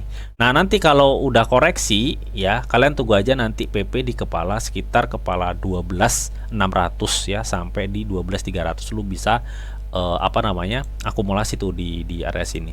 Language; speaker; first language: Indonesian; native; Indonesian